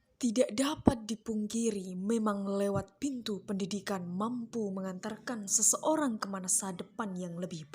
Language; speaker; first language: Indonesian; native; Indonesian